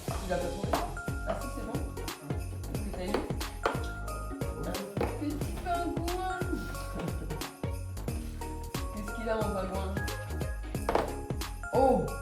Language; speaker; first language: French; native; French